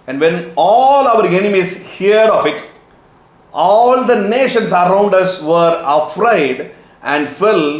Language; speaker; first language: English; non-native, local second language; Tamil